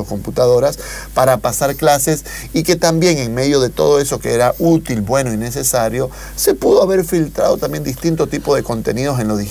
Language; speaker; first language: Spanish; native; Spanish